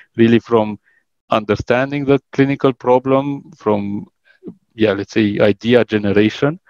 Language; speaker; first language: English; non-native, fluent; Romanian